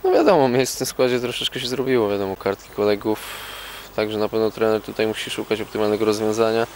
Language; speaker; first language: Polish; native; Polish